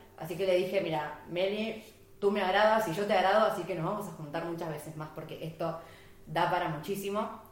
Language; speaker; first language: Spanish; native; Spanish